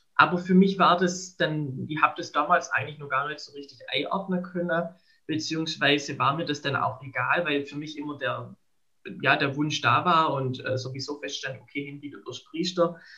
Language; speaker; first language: German; native; German